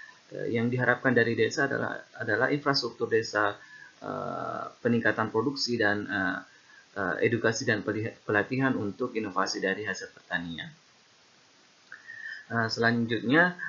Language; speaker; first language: Indonesian; native; Indonesian